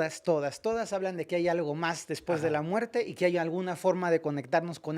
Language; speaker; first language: Spanish; native; Spanish